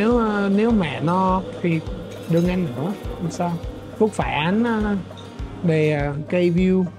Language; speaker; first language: Vietnamese; non-native, learner; English